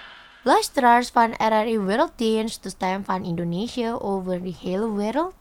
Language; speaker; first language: Dutch; non-native, fluent; Indonesian